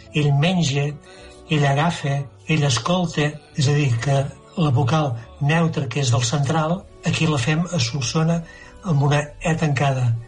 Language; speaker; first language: Catalan; native; Catalan